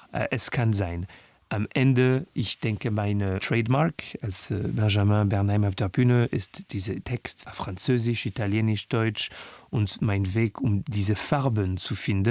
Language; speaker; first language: German; non-native, fluent; French